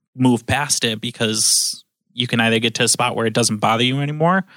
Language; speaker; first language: English; native; English